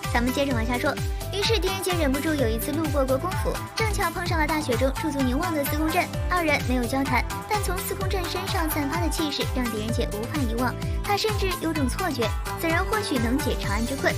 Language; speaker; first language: Chinese; native; Chinese